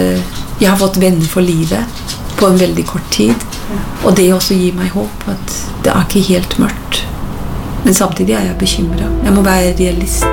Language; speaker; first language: Norwegian; non-native, fluent; English